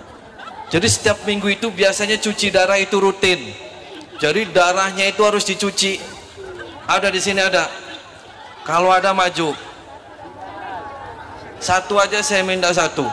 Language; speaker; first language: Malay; non-native, local second language; Javanese